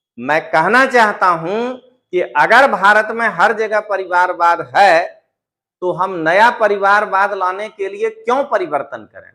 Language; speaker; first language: Hindi; non-native, local second language; Gujarati